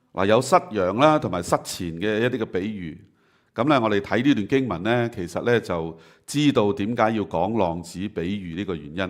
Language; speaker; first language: Chinese; native; Chinese